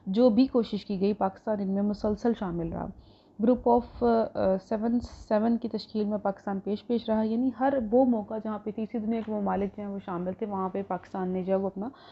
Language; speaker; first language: Urdu; non-native, local second language; Punjabi